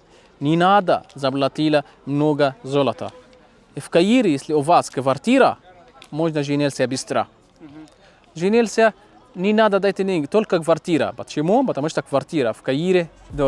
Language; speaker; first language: Russian; non-native, learner; Arabic